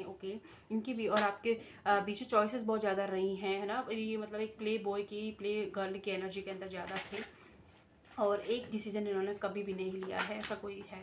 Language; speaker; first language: Hindi; native; Hindi